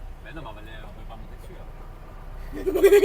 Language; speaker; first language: French; native; French